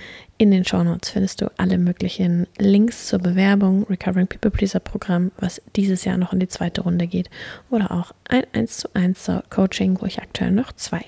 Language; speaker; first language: German; native; German